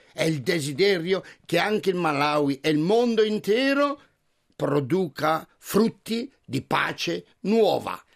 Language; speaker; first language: Italian; native; Italian